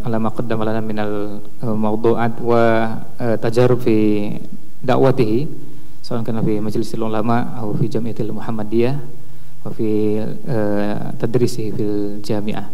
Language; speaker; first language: Arabic; non-native, fluent; Indonesian